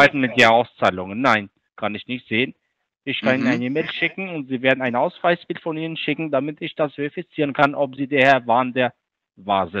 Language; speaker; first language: German; non-native, learner; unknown